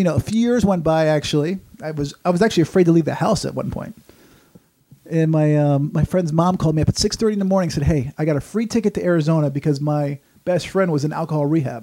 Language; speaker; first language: English; native; English